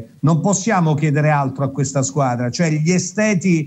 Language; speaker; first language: Italian; native; Italian